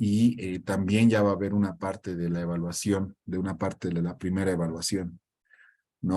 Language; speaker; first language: Spanish; native; Spanish